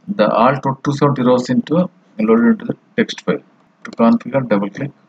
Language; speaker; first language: English; non-native, local second language; Telugu